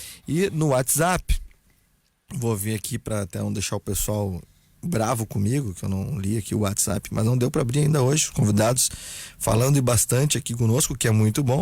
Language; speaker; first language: Portuguese; native; Portuguese